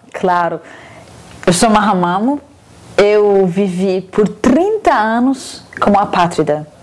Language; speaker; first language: Portuguese; non-native, fluent; Arabic